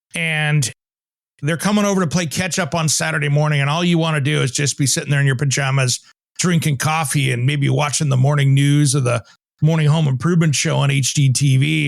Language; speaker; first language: English; native; English